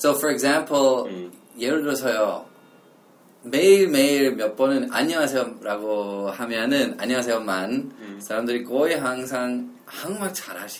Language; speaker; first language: Korean; non-native, learner; English